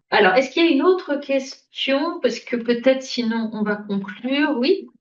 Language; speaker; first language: French; native; French